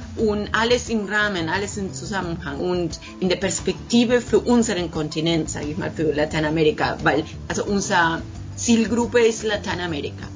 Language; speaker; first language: German; non-native, fluent; Spanish